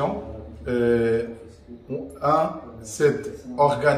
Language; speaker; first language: French; non-native, learner; Portuguese